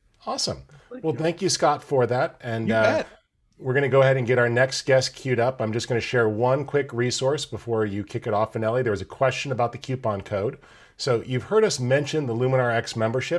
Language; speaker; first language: English; native; English